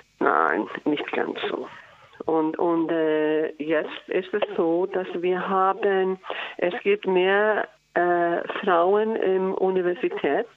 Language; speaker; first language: German; non-native, learner; Icelandic